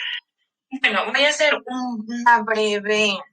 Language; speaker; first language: Spanish; native; Spanish